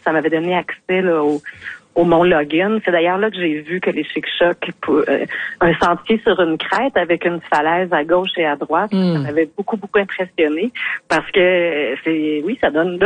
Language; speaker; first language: French; native; French